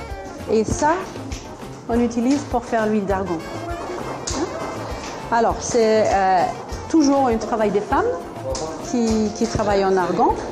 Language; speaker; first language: French; non-native, fluent; German